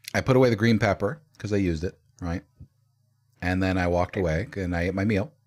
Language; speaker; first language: English; native; English